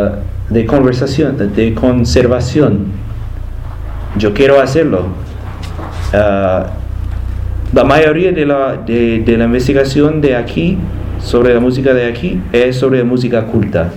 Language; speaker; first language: Spanish; non-native, learner; English